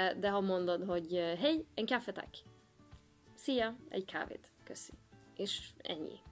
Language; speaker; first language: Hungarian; non-native, learner; Swedish